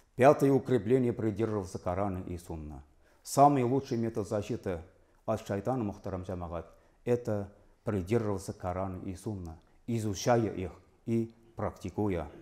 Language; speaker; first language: Russian; non-native, local second language; Tatar